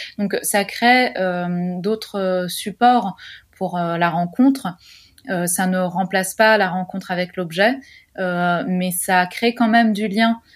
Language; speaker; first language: French; non-native, fluent; Italian